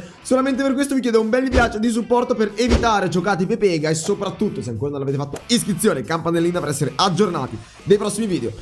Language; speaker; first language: Italian; native; Italian